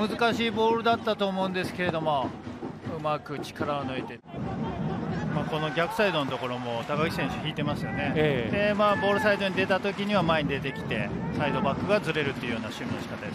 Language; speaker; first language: Japanese; native; Japanese